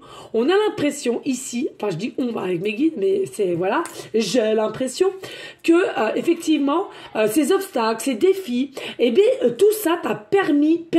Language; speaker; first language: French; native; French